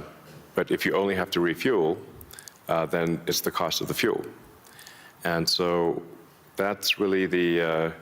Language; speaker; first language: English; early bilingual, other home language; Afrikaans